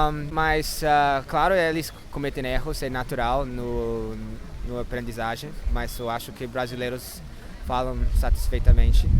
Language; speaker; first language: Portuguese; non-native, learner; English